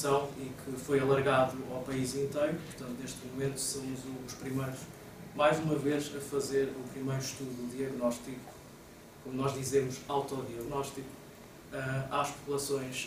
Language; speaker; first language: Portuguese; native; Portuguese